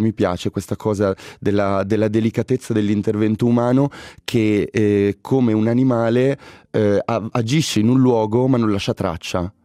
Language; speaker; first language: Italian; early bilingual, other home language; Arabic